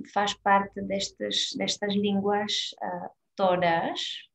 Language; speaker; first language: Portuguese; non-native, fluent; Czech